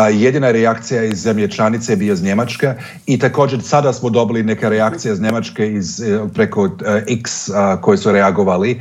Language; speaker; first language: Serbian; non-native, fluent; German